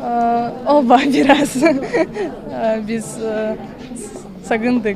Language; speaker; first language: Kyrgyz; non-native, learner; Russian